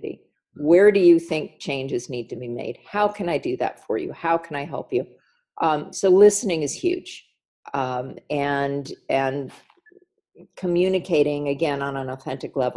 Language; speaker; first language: English; native; English